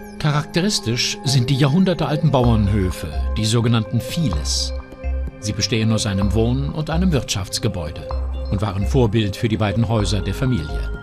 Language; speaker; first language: German; native; German